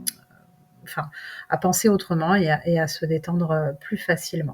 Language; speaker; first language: French; native; French